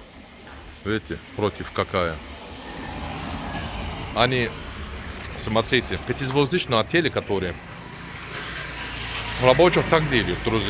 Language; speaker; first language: Russian; non-native, learner; Turkish